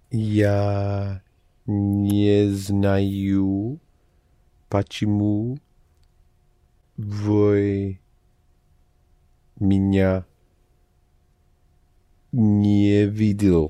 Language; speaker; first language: Russian; non-native, learner; English